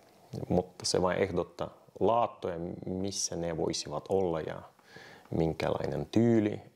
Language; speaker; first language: Finnish; non-native, fluent; Russian